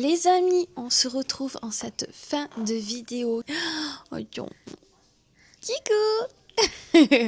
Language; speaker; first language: French; native; French